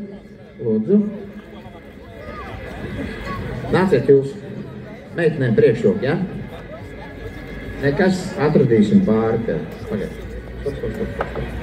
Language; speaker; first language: Latvian; non-native, local second language; Russian